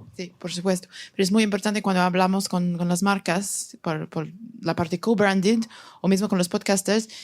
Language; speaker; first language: Spanish; non-native, fluent; English